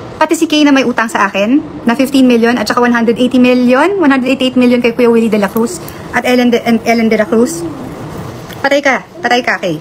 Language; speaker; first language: Filipino; native; Filipino